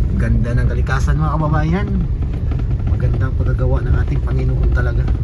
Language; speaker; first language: Filipino; non-native, local second language; Cebuano